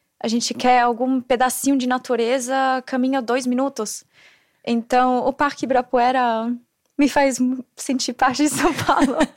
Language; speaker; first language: Portuguese; non-native, fluent; German